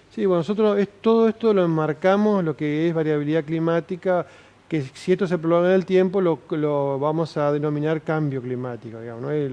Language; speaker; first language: Spanish; native; Spanish